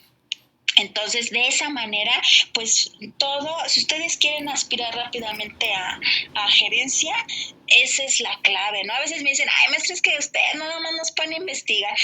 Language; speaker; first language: Spanish; native; Spanish